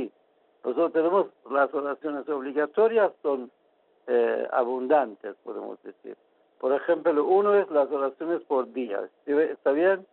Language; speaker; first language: Spanish; non-native, fluent; Persian